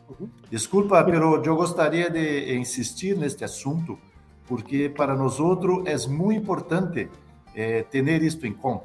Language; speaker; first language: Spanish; non-native, learner; Portuguese